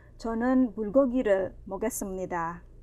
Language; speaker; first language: Korean; non-native, fluent; Indonesian